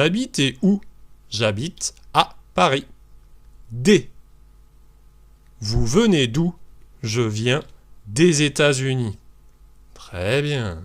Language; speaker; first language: French; native; French